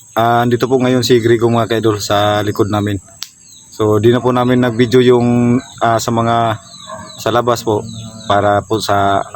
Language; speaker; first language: Filipino; non-native, local second language; Cebuano